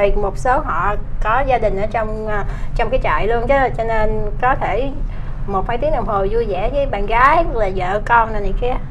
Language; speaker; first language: Vietnamese; early bilingual, heritage; Vietnamese